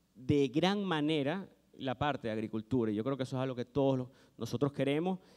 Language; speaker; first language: Spanish; native; Spanish